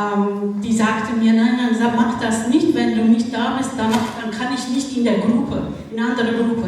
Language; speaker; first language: German; non-native, fluent; Kurdish